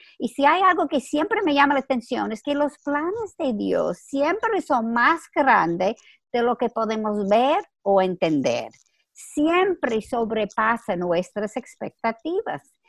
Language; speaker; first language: Spanish; native; Spanish